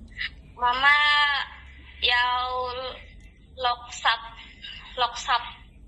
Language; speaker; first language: Cantonese; non-native, learner; Indonesian